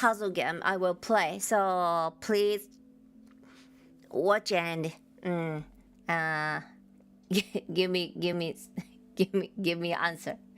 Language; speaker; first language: English; non-native, learner; Japanese